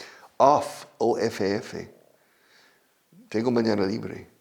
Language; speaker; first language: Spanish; non-native, fluent; English